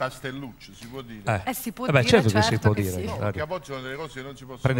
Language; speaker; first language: Italian; native; Italian